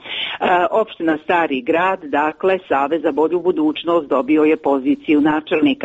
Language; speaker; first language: Croatian; native; Croatian